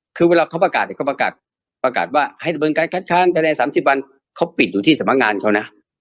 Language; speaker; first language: Thai; native; Thai